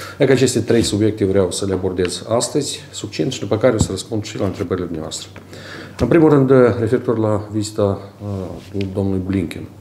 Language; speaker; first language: Romanian; native; Romanian